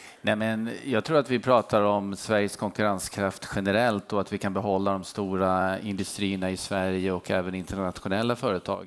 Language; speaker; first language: Swedish; native; Swedish